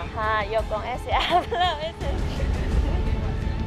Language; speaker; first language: Spanish; non-native, learner; Chinese